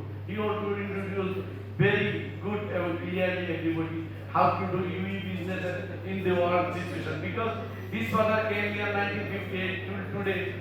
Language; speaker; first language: English; non-native, learner; Bangla